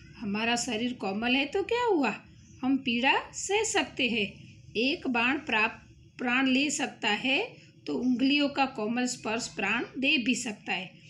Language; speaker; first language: Hindi; non-native, local second language; Gujarati